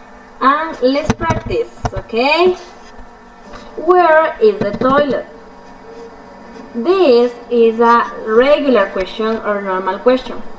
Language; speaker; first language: English; non-native, fluent; Spanish